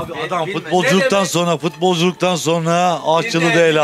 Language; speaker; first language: Turkish; native; Turkish